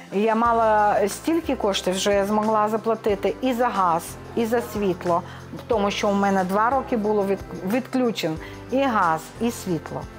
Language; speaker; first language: Ukrainian; non-native, local second language; Romany